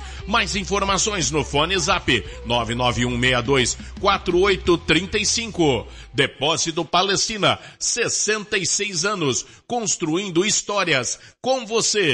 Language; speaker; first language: Portuguese; native; Portuguese